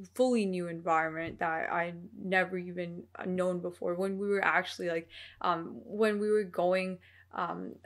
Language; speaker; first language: English; early bilingual, other home language; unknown